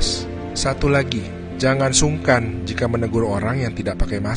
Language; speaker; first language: Indonesian; native; Indonesian